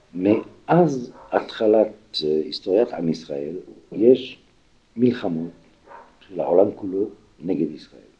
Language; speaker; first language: Hebrew; non-native, fluent; French